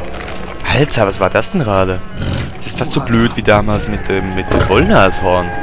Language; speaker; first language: German; native; German